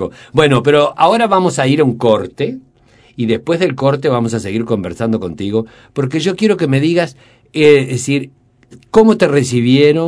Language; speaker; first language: Spanish; native; Spanish